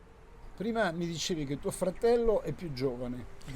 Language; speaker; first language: Italian; native; Italian